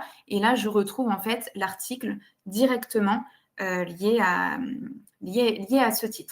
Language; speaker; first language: French; native; French